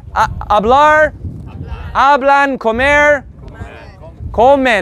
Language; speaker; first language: Spanish; non-native, fluent; English